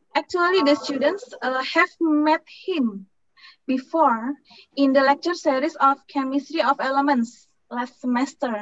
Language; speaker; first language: English; non-native, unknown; Sundanese